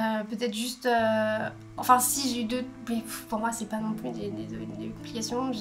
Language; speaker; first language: French; native; French